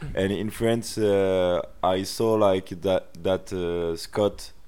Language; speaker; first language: English; non-native, fluent; French